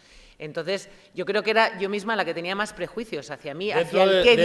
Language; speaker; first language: Spanish; native; Spanish